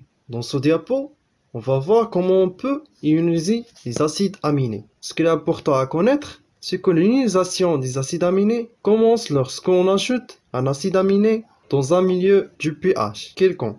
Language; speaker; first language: French; non-native, local second language; Arabic